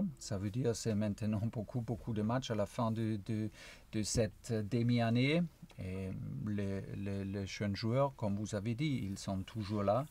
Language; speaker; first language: French; non-native, fluent; German